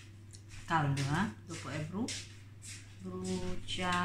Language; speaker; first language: Italian; non-native, learner; Indonesian